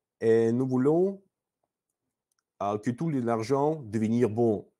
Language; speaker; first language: French; non-native, learner; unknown